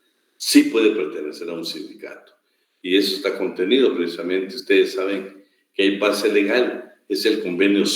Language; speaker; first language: Spanish; native; Spanish